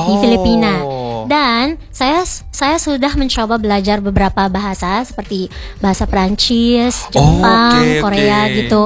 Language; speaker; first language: Indonesian; non-native, fluent; Filipino